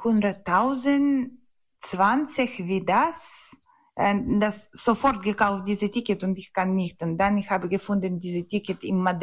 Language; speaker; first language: German; non-native, learner; Ukrainian